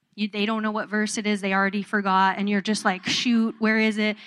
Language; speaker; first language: English; native; English